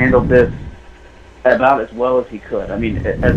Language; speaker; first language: English; native; English